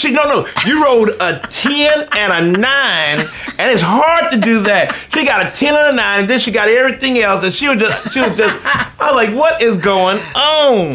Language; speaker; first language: English; native; English